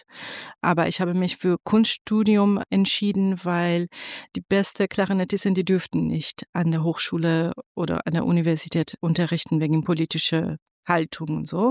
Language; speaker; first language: German; non-native, fluent; Persian